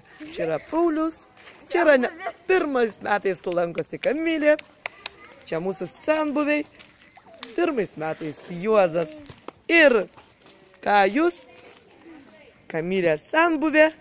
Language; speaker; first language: Lithuanian; native; Lithuanian